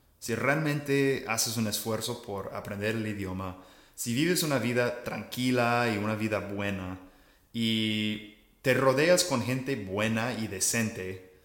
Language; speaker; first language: Spanish; non-native, fluent; English